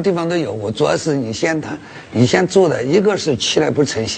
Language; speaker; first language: Chinese; native; Chinese